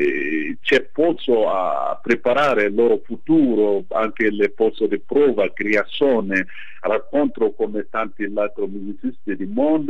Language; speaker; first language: Italian; non-native, fluent; Bambara